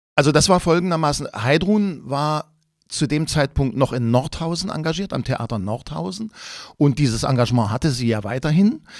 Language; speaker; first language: German; native; German